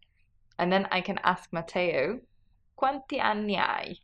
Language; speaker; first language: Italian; non-native, fluent; English